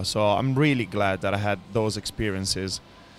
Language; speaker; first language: English; non-native, fluent; Italian